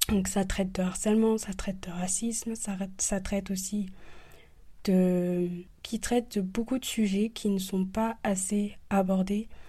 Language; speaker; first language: French; early bilingual, other home language; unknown